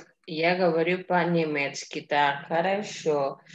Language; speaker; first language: Russian; non-native, fluent; Indonesian